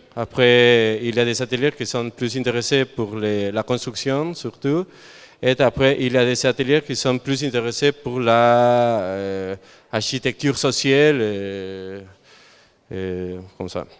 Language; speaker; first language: French; non-native, learner; Spanish